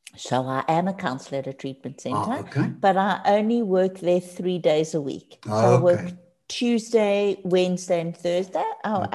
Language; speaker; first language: English; native; English